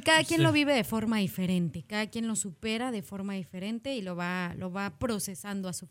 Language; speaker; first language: Spanish; native; Spanish